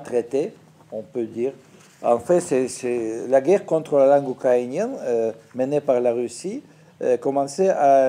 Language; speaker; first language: French; non-native, fluent; Russian